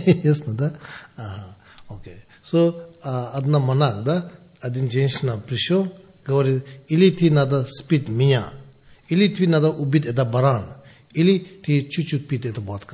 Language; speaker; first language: Russian; non-native, learner; Tibetan